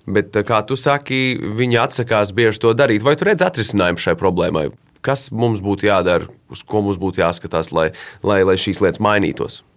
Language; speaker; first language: Latvian; native; Latvian